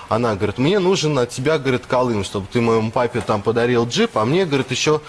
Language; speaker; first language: Russian; native; Russian